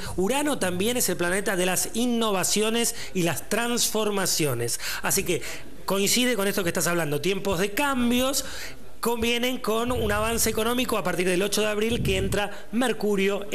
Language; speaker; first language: Spanish; native; Spanish